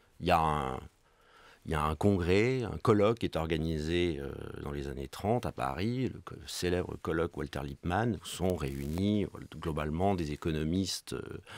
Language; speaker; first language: French; native; French